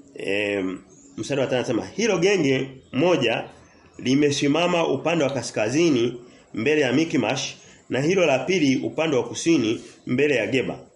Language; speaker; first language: Swahili; native; Swahili